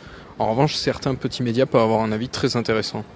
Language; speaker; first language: French; native; French